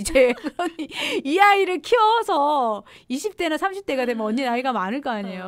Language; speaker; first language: Korean; native; Korean